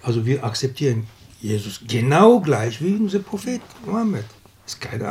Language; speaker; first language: German; non-native, fluent; Turkish